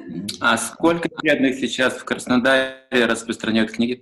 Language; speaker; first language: Russian; native; Russian